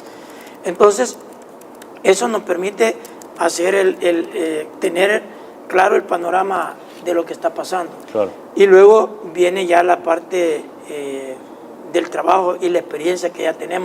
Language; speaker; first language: Spanish; native; Spanish